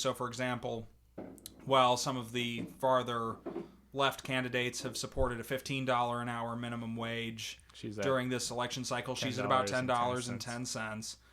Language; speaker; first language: English; native; English